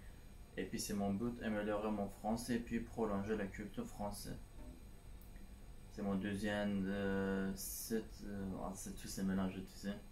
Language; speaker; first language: French; non-native, learner; Turkish